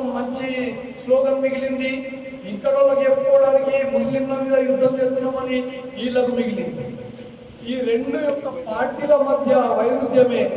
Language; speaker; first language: Telugu; native; Telugu